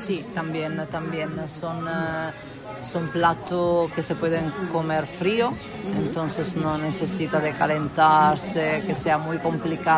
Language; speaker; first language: Spanish; non-native, fluent; Italian